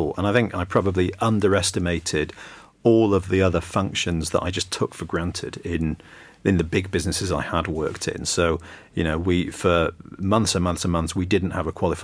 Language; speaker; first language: English; native; English